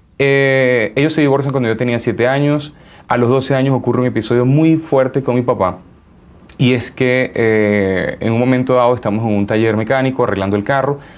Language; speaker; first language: Spanish; native; Spanish